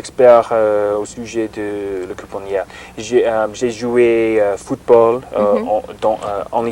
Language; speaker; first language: French; non-native, learner; English